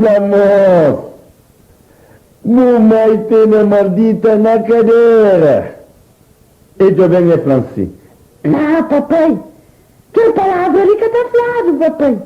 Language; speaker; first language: Portuguese; non-native, local second language; Kabuverdianu